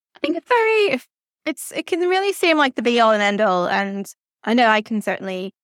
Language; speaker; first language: English; native; English